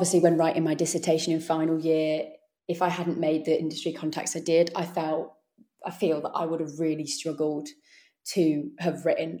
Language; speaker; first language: English; native; English